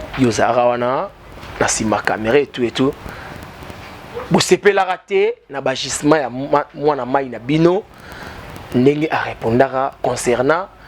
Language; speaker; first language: Lingala; native; Lingala